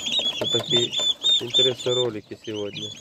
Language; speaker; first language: Russian; non-native, learner; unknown